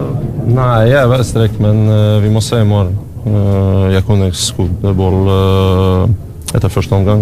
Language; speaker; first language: Norwegian; non-native, learner; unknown